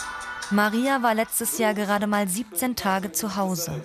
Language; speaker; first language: German; native; German